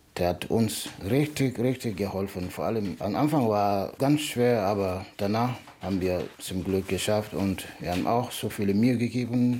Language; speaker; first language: German; non-native, fluent; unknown